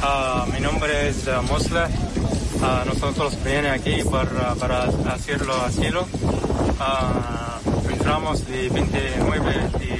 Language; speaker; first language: Spanish; non-native, learner; Arabic